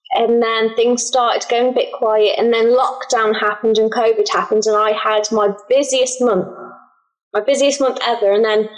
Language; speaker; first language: English; native; English